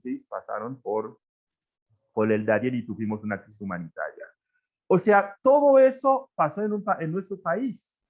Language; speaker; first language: Spanish; non-native, fluent; Haitian Creole